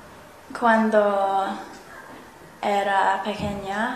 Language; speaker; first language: Spanish; non-native, learner; English